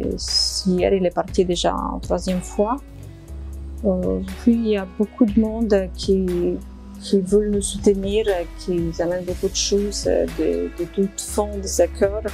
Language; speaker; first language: French; non-native, fluent; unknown